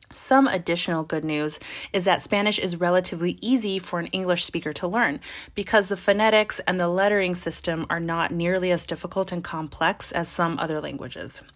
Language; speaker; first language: English; early bilingual, other home language; Spanish